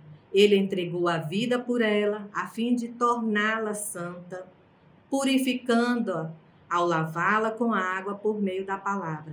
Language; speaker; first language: Portuguese; native; Portuguese